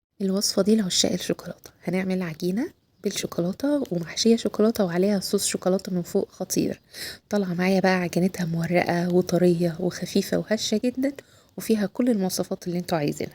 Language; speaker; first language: Arabic; native; Arabic